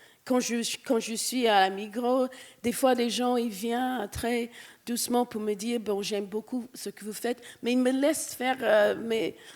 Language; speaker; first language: French; non-native, fluent; English